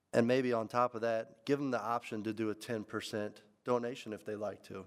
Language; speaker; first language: English; native; English